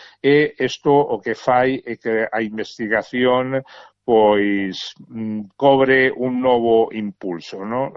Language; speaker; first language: Galician; native; Galician